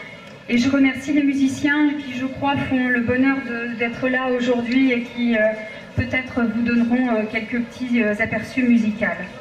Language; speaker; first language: French; native; French